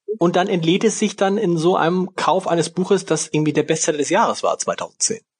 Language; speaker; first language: German; native; German